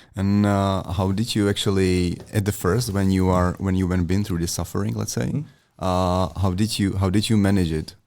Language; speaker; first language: English; non-native, fluent; Czech